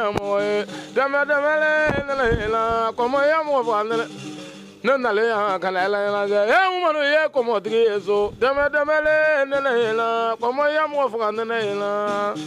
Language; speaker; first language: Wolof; non-native, learner; Bambara